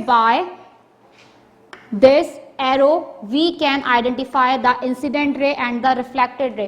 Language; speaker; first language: English; non-native, local second language; Urdu